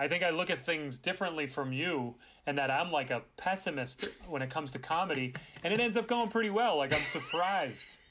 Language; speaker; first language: English; native; English